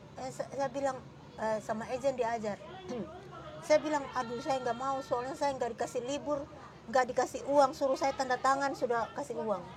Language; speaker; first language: Indonesian; native; Indonesian